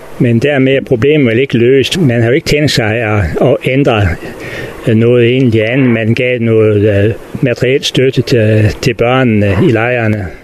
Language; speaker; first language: Danish; native; Danish